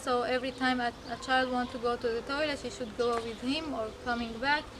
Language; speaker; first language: English; non-native, fluent; Arabic